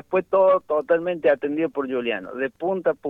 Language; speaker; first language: Spanish; native; Spanish